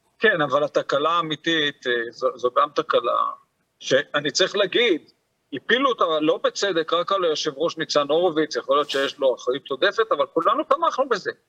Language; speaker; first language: Hebrew; native; Hebrew